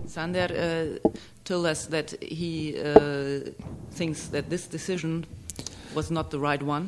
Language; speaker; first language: English; non-native, fluent; German